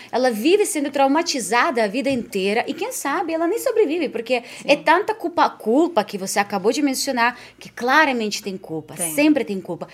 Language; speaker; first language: Portuguese; non-native, fluent; Spanish